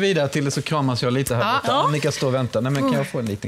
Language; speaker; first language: Swedish; native; Swedish